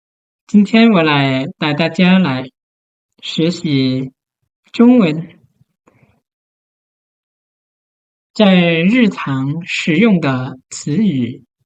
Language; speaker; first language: Chinese; non-native, fluent; Lao